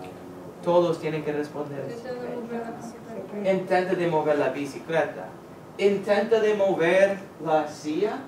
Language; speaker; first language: Spanish; non-native, fluent; English